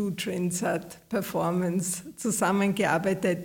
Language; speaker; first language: German; native; German